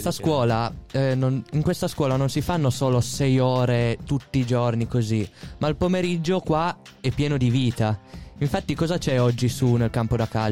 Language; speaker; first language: Italian; native; Italian